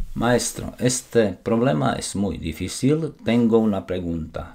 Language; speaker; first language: Spanish; non-native, learner; Slovak